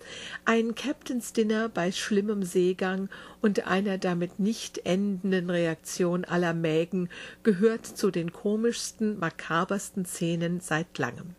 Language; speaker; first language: German; native; German